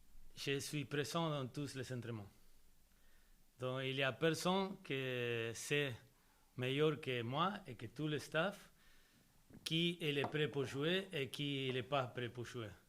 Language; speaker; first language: French; non-native, fluent; Spanish